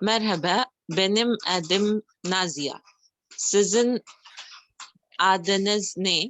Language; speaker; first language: Turkish; non-native, learner; Urdu